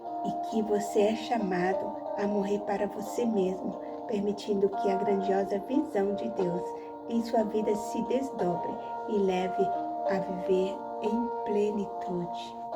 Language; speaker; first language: Portuguese; native; Portuguese